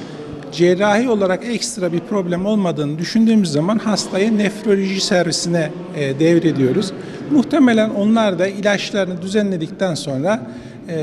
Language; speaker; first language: Turkish; native; Turkish